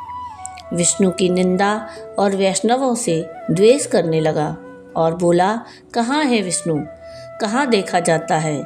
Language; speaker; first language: Hindi; native; Hindi